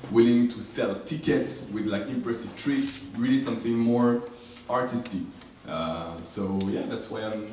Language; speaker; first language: English; non-native, fluent; French